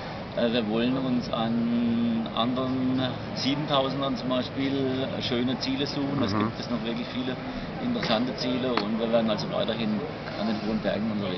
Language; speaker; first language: German; native; German